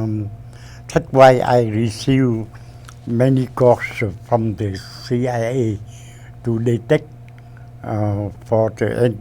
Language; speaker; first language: English; non-native, learner; Vietnamese